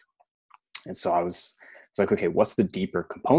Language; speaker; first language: English; native; English